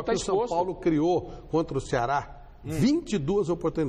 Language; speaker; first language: Portuguese; native; Portuguese